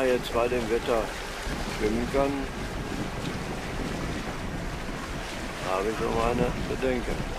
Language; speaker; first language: German; native; German